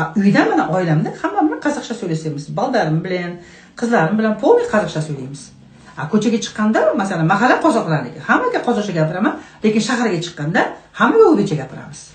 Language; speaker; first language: Uzbek; non-native, local second language; Kazakh